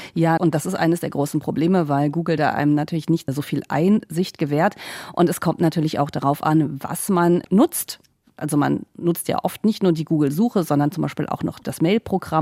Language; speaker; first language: German; native; German